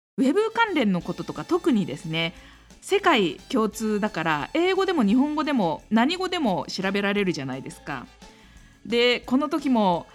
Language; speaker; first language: Japanese; native; Japanese